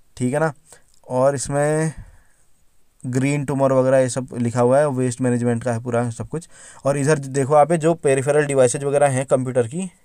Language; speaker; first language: Hindi; native; Hindi